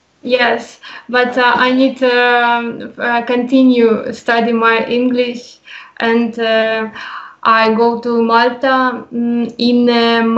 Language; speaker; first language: English; non-native, learner; Russian